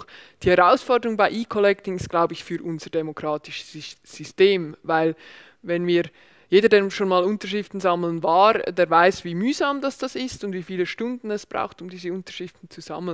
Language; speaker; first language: German; native; German